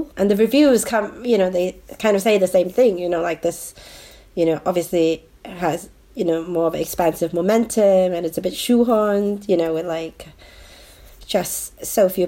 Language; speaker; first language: English; non-native, local second language; Cantonese